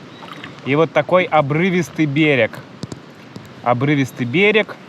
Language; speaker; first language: Russian; native; Russian